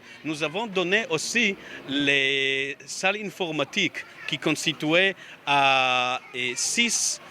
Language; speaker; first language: French; non-native, learner; Hebrew